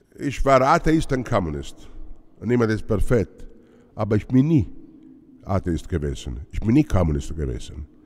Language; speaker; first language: German; non-native, fluent; Italian